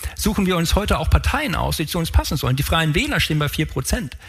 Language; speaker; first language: German; native; German